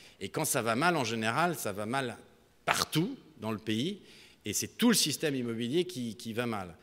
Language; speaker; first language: French; native; French